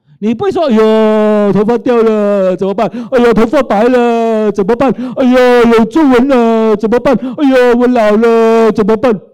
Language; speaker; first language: Chinese; non-native, local second language; Cantonese